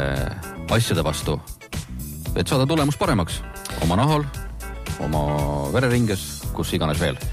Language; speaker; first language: Estonian; native; Estonian